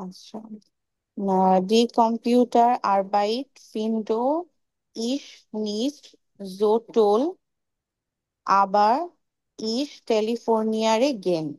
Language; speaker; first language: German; non-native, learner; Bangla